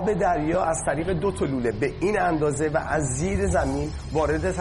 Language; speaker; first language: Persian; native; Persian